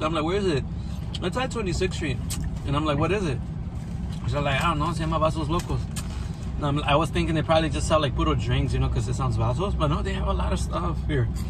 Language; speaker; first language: English; early bilingual, other home language; Spanish